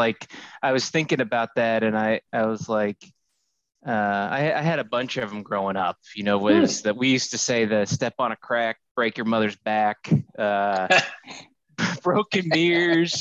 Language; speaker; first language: English; native; English